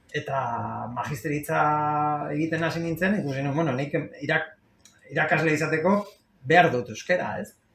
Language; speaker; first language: Basque; non-native, local second language; Spanish